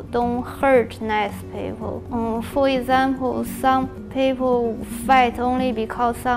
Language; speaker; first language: English; non-native, learner; Chinese